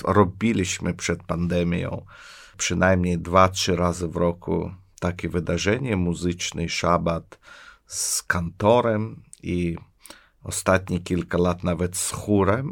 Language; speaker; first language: Polish; non-native, fluent; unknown